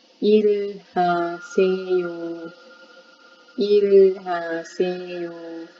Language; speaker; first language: Korean; non-native, fluent; Thai